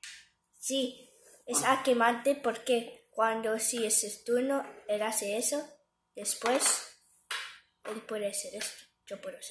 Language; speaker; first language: Spanish; early bilingual, heritage; English